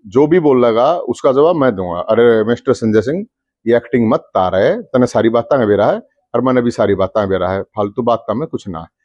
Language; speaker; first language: Hindi; native; Hindi